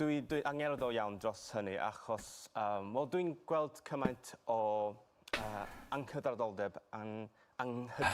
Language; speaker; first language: Welsh; non-native, fluent; Cantonese